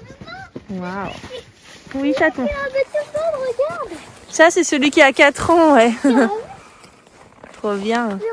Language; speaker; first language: French; native; French